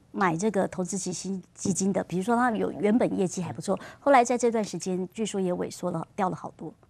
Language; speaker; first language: Chinese; native; Chinese